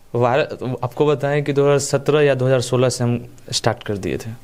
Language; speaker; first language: Hindi; native; Hindi